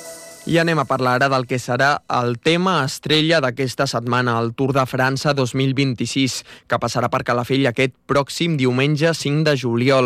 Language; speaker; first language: Catalan; native; Catalan